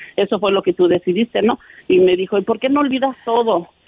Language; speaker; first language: Spanish; native; Spanish